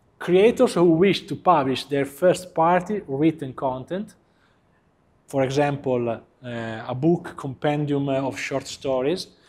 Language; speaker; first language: English; non-native, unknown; Italian